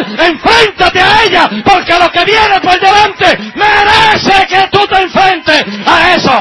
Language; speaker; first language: Spanish; native; Spanish